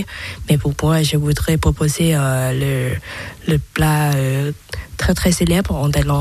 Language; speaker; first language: French; non-native, learner; Thai